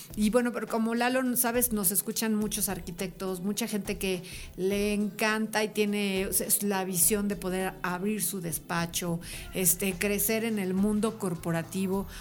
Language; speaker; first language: Spanish; native; Spanish